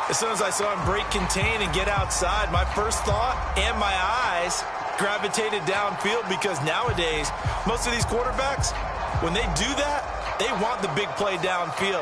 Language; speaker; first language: English; native; English